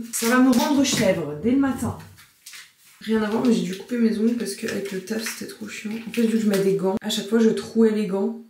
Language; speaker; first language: French; native; French